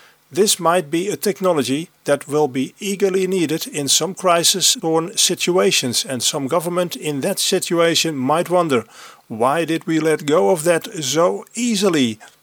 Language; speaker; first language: English; non-native, fluent; Dutch